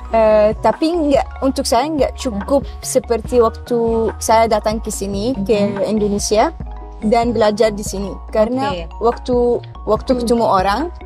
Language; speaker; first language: Indonesian; non-native, learner; Arabic